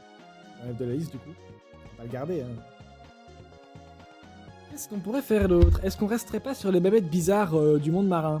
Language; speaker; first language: French; native; French